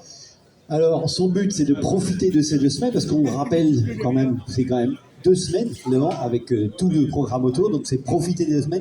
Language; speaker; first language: French; native; French